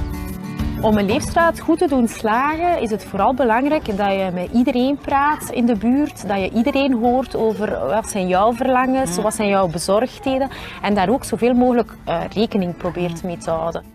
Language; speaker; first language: Dutch; native; Dutch